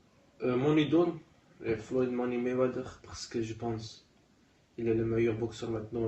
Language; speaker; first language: French; non-native, learner; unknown